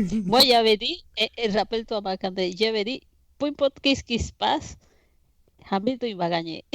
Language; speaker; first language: French; non-native, fluent; Spanish